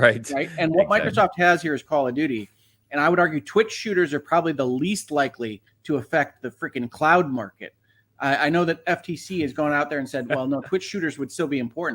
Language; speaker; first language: English; native; English